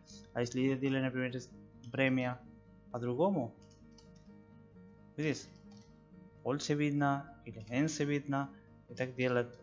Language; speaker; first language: Russian; non-native, learner; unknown